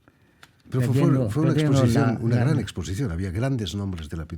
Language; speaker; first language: Spanish; native; Spanish